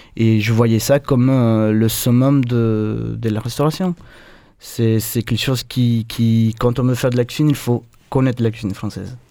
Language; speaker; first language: French; non-native, fluent; Spanish